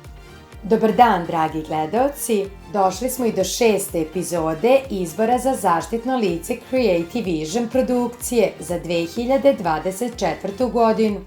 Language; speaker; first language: Serbian; native; Serbian